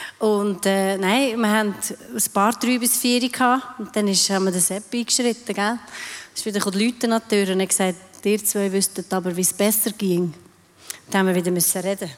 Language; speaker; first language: German; native; German